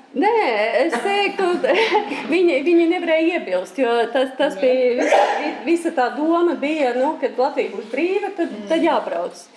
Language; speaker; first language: Latvian; early bilingual, heritage; Latvian